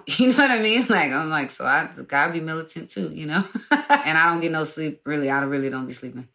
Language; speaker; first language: English; native; English